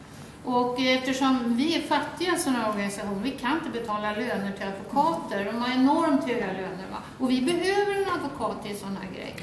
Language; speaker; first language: Swedish; non-native, fluent; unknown